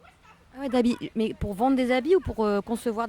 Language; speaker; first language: French; native; French